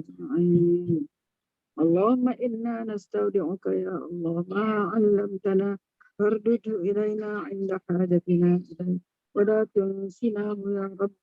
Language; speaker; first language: Arabic; non-native, fluent; Malay